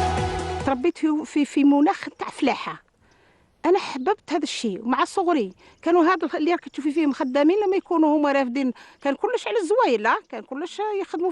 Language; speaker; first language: Arabic; native; Arabic